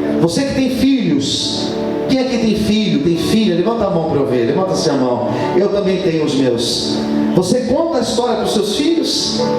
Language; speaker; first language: Portuguese; native; Portuguese